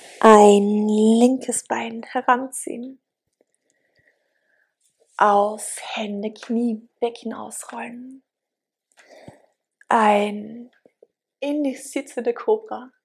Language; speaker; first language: German; native; German